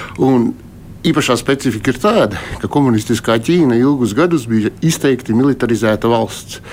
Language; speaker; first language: Latvian; native; Latvian